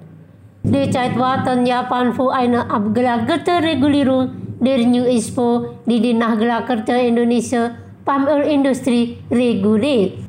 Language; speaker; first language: German; non-native, learner; Indonesian